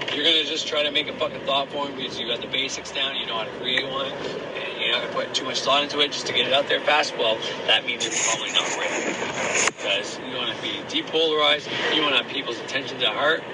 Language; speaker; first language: English; native; English